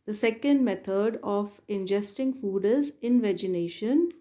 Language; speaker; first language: English; non-native, local second language; Hindi